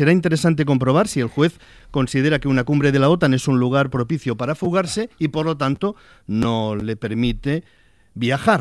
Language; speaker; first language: Spanish; native; Spanish